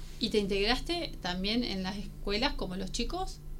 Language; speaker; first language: Spanish; native; Spanish